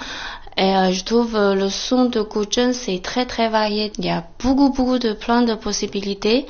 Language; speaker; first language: French; non-native, fluent; Chinese